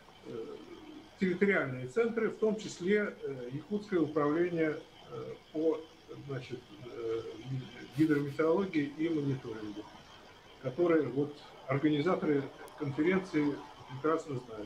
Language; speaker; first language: Russian; native; Russian